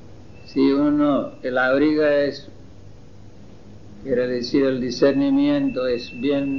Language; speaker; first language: Spanish; non-native, fluent; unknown